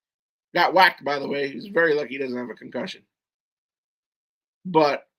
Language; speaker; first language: English; native; English